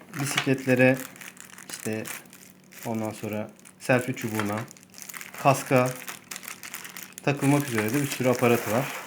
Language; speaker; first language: Turkish; native; Turkish